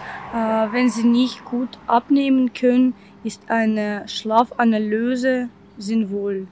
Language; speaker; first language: German; non-native, learner; Ukrainian